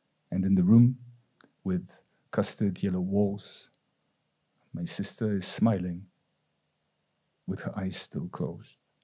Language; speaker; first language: English; non-native, fluent; Polish